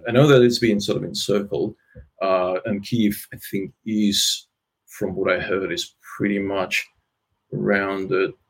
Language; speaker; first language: English; non-native, fluent; Russian